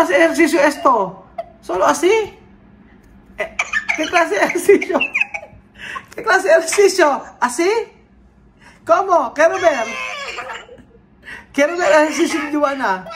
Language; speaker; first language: Spanish; non-native, learner; Filipino